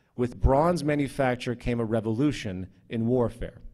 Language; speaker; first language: English; native; English